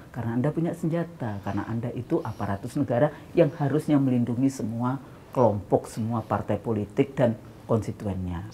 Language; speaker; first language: Indonesian; native; Indonesian